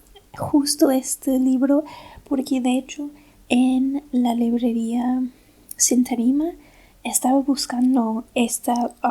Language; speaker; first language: Spanish; non-native, fluent; English